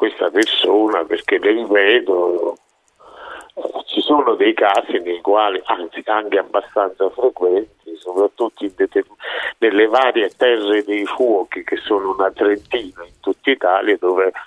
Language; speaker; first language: Italian; native; Italian